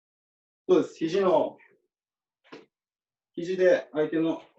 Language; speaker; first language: Japanese; native; Japanese